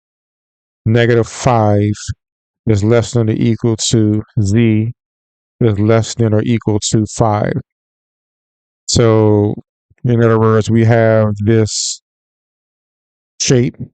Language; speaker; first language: English; native; English